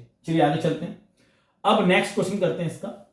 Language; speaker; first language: Hindi; native; Hindi